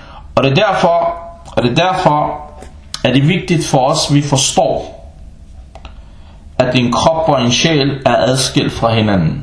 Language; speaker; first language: Danish; non-native, fluent; Arabic